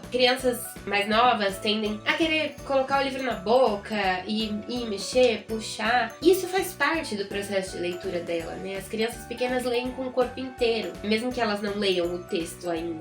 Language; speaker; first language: Portuguese; native; Portuguese